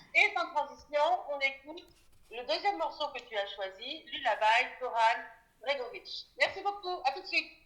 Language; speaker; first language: French; native; French